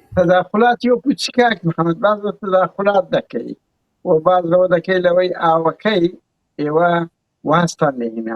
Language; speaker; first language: Central Kurdish; non-native, local second language; Kurdish